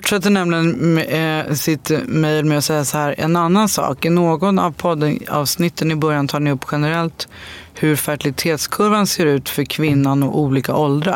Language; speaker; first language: Swedish; native; Swedish